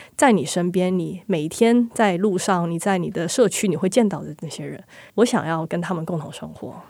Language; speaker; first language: Chinese; non-native, local second language; Cantonese